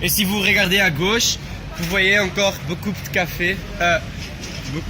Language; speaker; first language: French; non-native, learner; Dutch